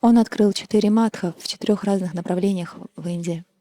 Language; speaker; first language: Russian; native; Russian